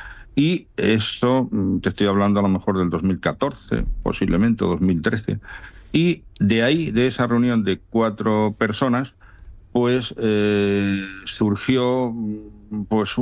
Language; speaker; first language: Spanish; native; Spanish